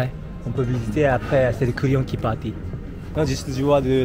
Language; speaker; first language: French; non-native, learner; Japanese